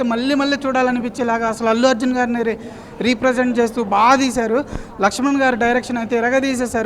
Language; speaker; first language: Telugu; native; Telugu